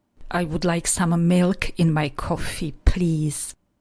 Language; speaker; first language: English; non-native, fluent; Czech